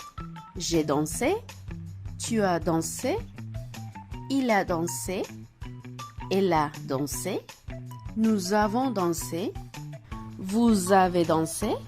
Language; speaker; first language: French; non-native, fluent; Spanish